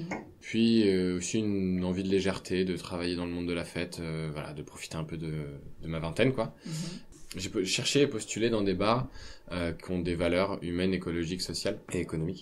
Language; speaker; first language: French; native; French